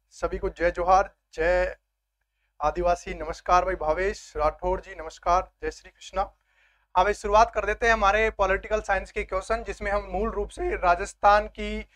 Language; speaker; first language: Hindi; native; Hindi